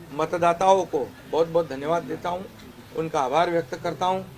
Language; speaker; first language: Hindi; non-native, local second language; Marathi